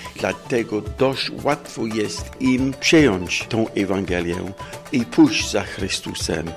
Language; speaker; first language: Polish; non-native, fluent; English